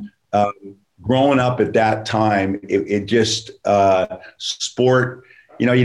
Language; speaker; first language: English; native; English